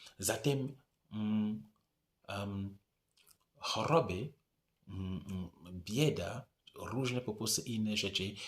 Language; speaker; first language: Polish; non-native, fluent; French